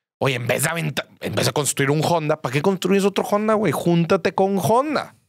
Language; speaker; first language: Spanish; native; Spanish